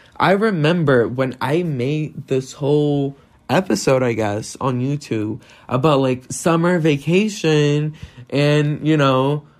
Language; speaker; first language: English; non-native, fluent; Portuguese